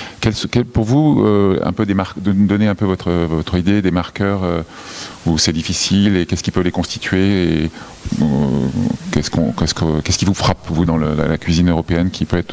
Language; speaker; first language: French; native; French